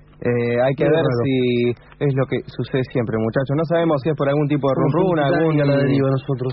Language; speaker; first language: Spanish; native; Spanish